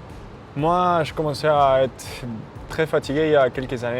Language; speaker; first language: French; native; French